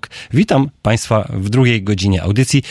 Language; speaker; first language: Polish; native; Polish